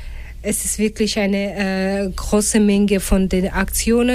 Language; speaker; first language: German; non-native, fluent; Russian